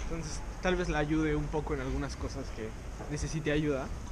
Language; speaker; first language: Spanish; native; Spanish